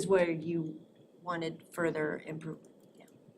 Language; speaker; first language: English; native; English